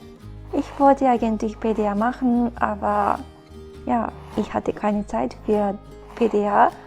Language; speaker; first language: German; non-native, fluent; Japanese